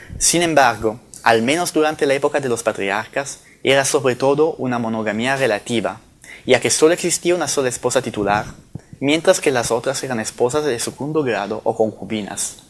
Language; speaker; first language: Spanish; non-native, fluent; Italian